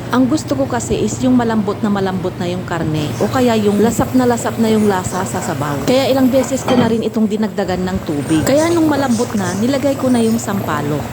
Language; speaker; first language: Filipino; non-native, local second language; Iloko